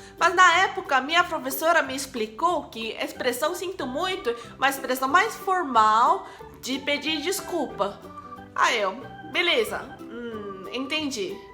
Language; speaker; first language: Portuguese; non-native, fluent; Korean